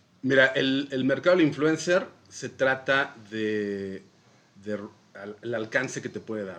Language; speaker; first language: Spanish; native; Spanish